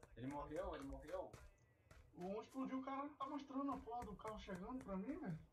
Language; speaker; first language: Portuguese; native; Portuguese